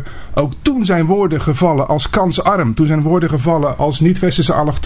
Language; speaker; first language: Dutch; native; Dutch